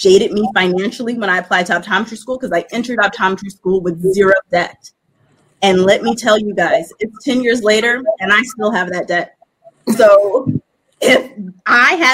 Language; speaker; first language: English; native; English